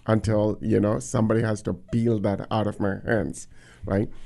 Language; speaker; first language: English; non-native, local second language; Tamil